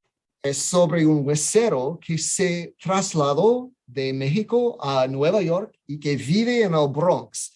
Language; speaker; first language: Spanish; non-native, fluent; English